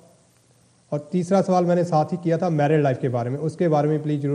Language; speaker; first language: Hindi; native; Hindi